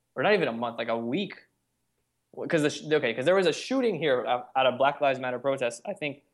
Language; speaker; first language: English; early bilingual, other home language; Hindi